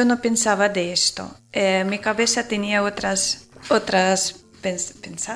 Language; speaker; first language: Spanish; non-native, learner; Ukrainian